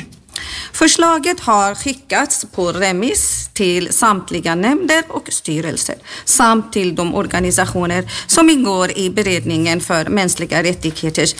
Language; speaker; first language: Swedish; native; Swedish